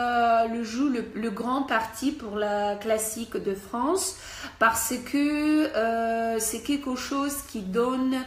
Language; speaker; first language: French; non-native, fluent; Russian